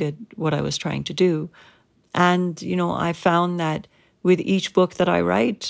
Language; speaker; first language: English; non-native, fluent; Persian